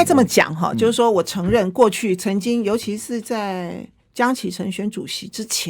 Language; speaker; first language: Chinese; native; Chinese